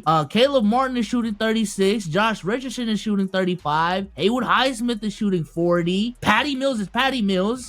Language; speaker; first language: English; native; English